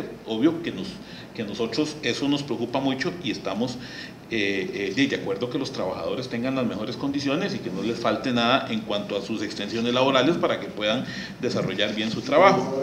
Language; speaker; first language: Spanish; native; Spanish